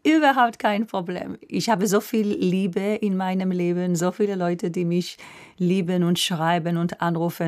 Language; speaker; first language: German; non-native, fluent; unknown